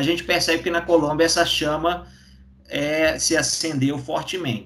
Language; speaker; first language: Portuguese; native; Portuguese